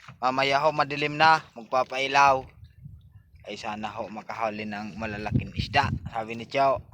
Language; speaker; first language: Filipino; non-native, local second language; Bikol